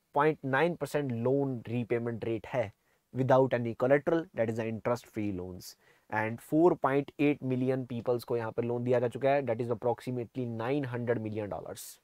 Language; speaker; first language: Hindi; non-native, local second language; Punjabi